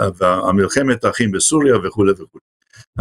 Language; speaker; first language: Hebrew; non-native, fluent; English